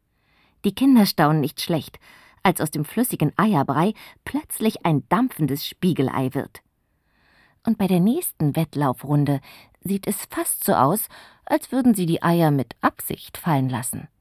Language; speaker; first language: German; native; German